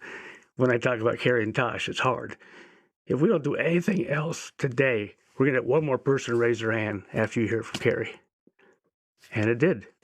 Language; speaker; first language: English; native; English